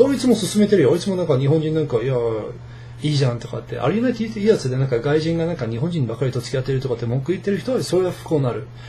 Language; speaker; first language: Japanese; non-native, fluent; English